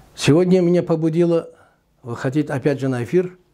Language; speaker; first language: Russian; non-native, local second language; Kazakh